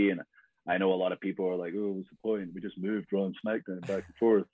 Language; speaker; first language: English; native; English